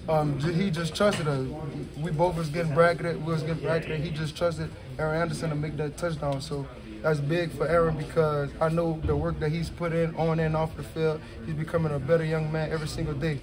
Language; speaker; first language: English; native; English